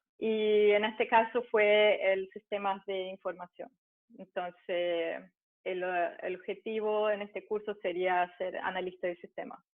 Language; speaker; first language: Spanish; early bilingual, heritage; Spanish